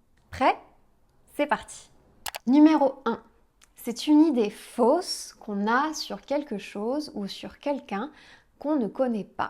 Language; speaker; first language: French; native; French